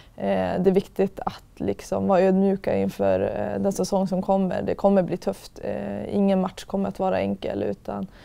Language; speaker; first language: Swedish; native; Swedish